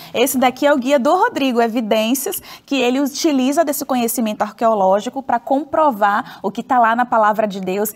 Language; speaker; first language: Portuguese; native; Portuguese